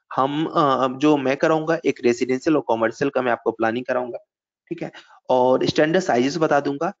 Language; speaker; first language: Hindi; native; Hindi